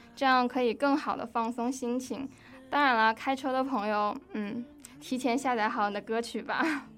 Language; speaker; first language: Chinese; native; Chinese